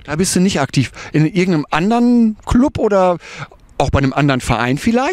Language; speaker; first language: German; native; German